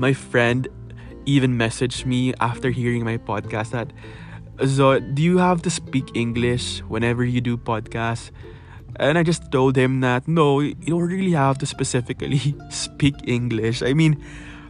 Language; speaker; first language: English; non-native, local second language; Filipino